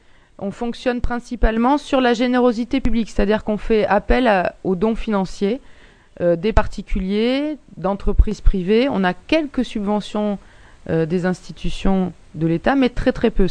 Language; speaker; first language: French; native; French